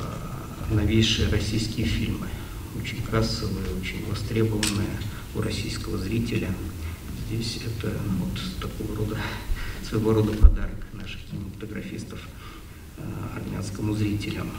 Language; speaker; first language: Russian; native; Russian